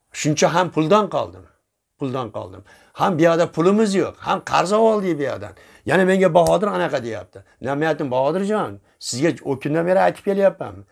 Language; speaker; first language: Uzbek; native; Uzbek